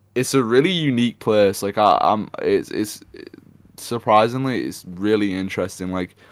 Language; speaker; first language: English; native; English